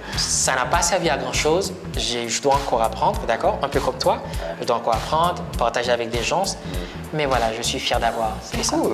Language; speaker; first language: French; non-native, local second language; Haitian Creole